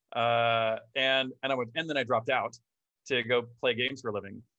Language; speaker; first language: English; native; English